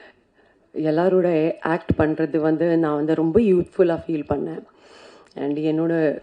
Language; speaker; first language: Tamil; non-native, fluent; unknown